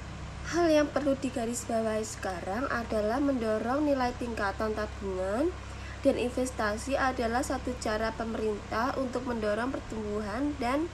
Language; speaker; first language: Indonesian; native; Indonesian